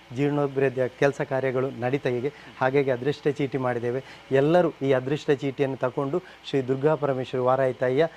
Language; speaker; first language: Kannada; native; Kannada